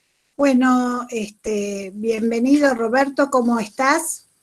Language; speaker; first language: Spanish; native; Spanish